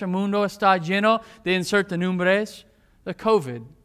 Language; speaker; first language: Spanish; non-native, fluent; English